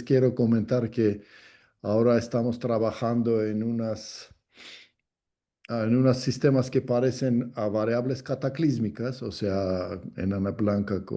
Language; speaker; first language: Spanish; non-native, fluent; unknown